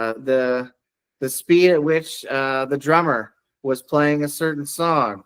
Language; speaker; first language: English; native; English